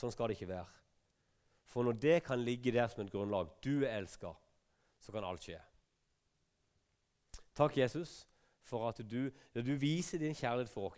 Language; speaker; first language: Norwegian; native; Norwegian